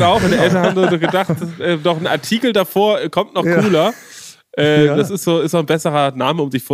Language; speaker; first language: German; native; German